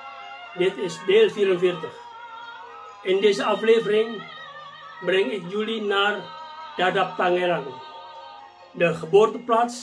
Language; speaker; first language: Dutch; non-native, fluent; Indonesian